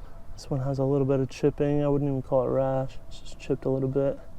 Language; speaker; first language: English; native; English